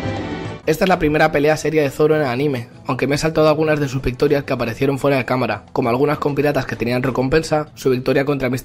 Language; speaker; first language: Spanish; native; Spanish